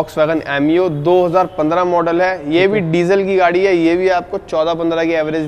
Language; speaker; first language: Hindi; native; Hindi